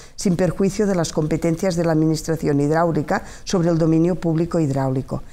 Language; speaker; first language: Spanish; non-native, local second language; Catalan